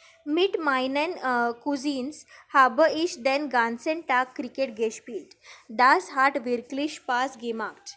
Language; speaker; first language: German; non-native, learner; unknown